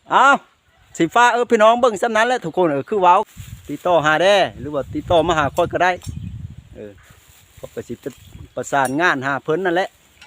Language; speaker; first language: Thai; native; Thai